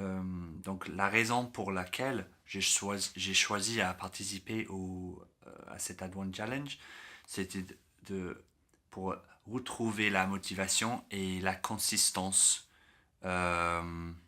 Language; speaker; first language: French; non-native, learner; English